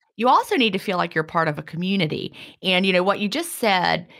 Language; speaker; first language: English; native; English